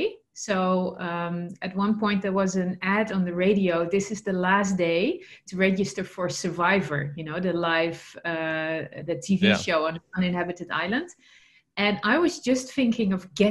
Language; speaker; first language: English; non-native, fluent; Dutch